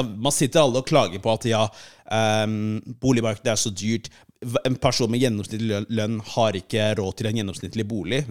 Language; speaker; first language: Norwegian; early bilingual, other home language; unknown